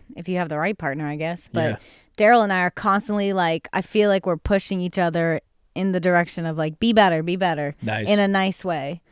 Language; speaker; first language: English; native; English